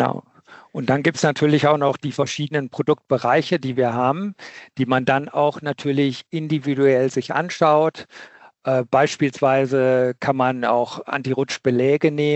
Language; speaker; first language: German; native; German